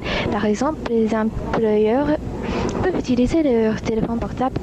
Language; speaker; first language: French; non-native, fluent; English